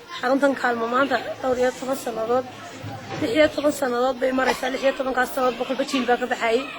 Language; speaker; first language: Somali; native; Somali